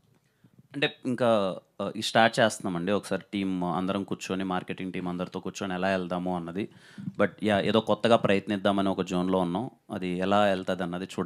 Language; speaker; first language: Telugu; native; Telugu